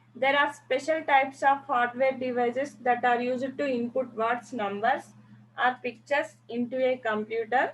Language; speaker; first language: English; non-native, local second language; Telugu